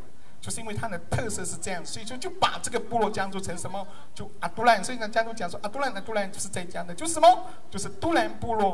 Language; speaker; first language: Chinese; native; Chinese